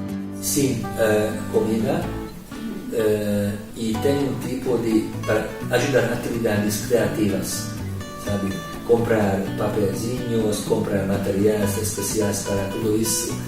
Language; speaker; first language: Portuguese; non-native, learner; Hungarian